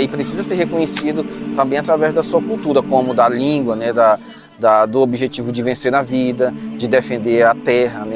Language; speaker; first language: Portuguese; native; Portuguese